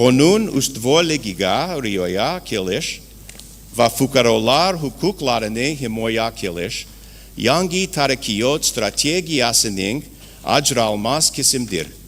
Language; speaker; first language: Uzbek; non-native, learner; English